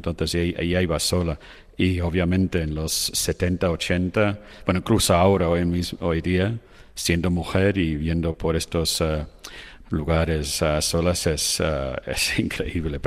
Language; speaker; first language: Spanish; non-native, fluent; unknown